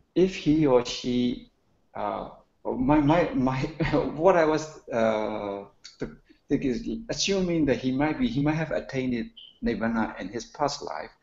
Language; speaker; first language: English; non-native, learner; Burmese